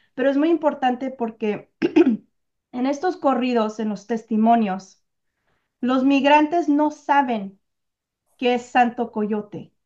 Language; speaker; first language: Spanish; early bilingual, heritage; Spanish